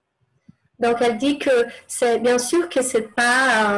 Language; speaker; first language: French; non-native, fluent; Portuguese